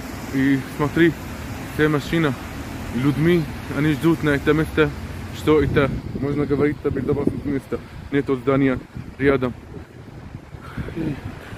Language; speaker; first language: Russian; non-native, learner; Arabic